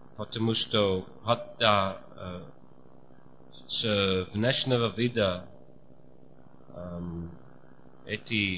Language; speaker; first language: Russian; non-native, fluent; English